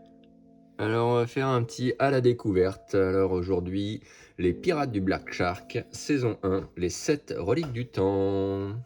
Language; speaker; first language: French; native; French